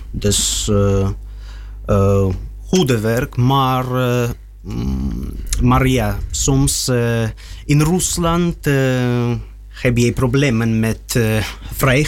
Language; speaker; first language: Dutch; non-native, learner; Russian